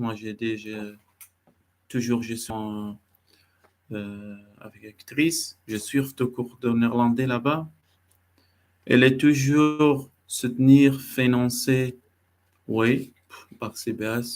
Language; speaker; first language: French; non-native, learner; Arabic